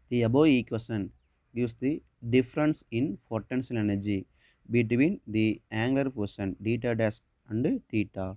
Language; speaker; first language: English; non-native, local second language; Tamil